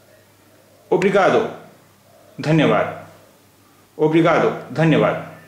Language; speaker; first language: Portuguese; non-native, fluent; Hindi